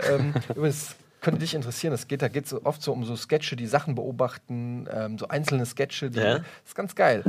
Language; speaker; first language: German; native; German